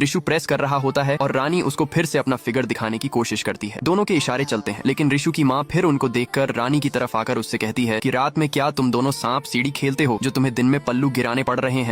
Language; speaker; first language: Hindi; native; Hindi